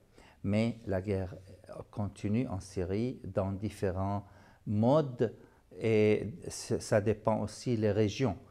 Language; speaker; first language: French; non-native, local second language; Arabic